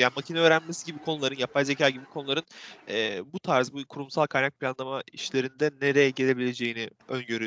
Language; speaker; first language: Turkish; native; Turkish